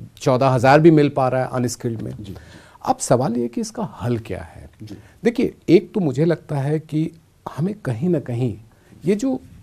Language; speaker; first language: Hindi; native; Hindi